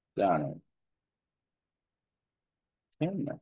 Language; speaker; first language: Vietnamese; non-native, learner; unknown